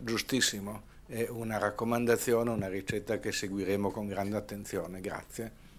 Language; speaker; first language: Italian; native; Italian